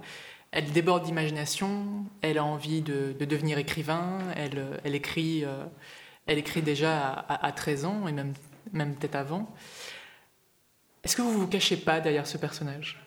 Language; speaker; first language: French; native; French